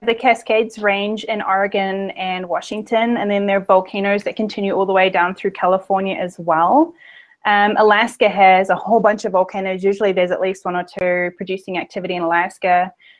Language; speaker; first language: English; native; English